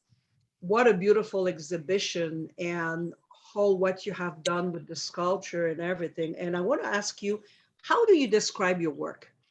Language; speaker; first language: English; non-native, fluent; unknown